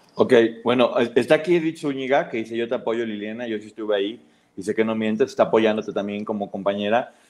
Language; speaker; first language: Spanish; native; Spanish